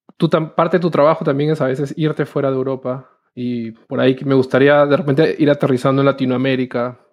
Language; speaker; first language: Spanish; native; Spanish